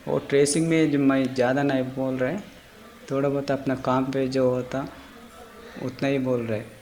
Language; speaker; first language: Hindi; non-native, local second language; Telugu